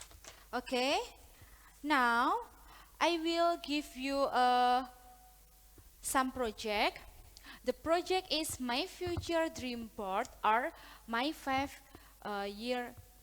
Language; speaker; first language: English; non-native, learner; Indonesian